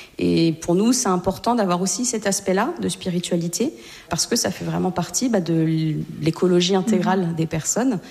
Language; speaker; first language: French; native; French